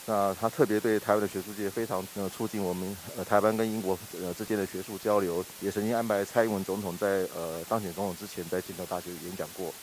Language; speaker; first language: Chinese; native; Chinese